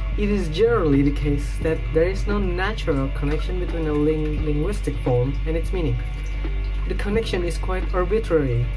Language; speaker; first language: English; non-native, fluent; Indonesian